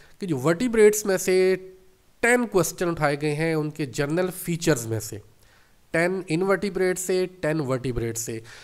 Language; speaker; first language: Urdu; non-native, local second language; Punjabi